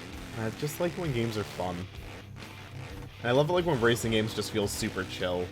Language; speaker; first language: English; native; English